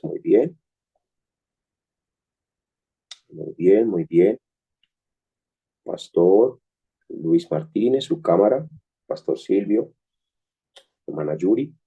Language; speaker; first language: Spanish; native; Spanish